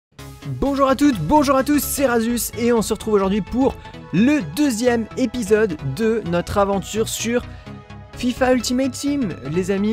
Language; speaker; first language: French; native; French